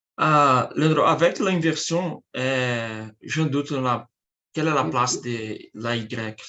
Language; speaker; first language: French; non-native, learner; Portuguese